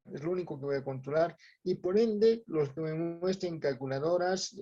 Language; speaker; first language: Spanish; native; Spanish